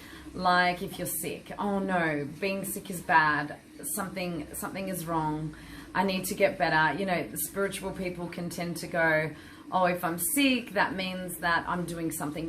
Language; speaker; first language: English; native; English